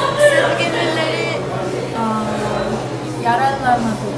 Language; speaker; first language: Turkish; non-native, learner; Korean